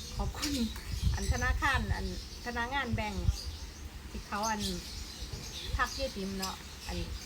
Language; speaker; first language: Thai; non-native, local second language; Northeastern Thai